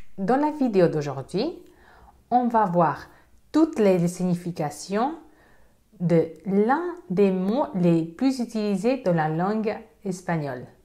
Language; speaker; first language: French; non-native, fluent; Spanish